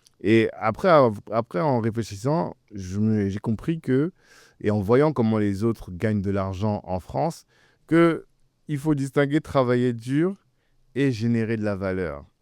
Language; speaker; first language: French; early bilingual, other home language; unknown